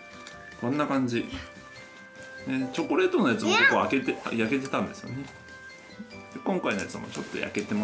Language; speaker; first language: Japanese; native; Japanese